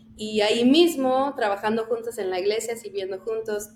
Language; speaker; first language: Spanish; early bilingual, heritage; Spanish